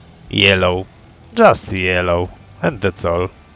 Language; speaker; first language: English; non-native, learner; Polish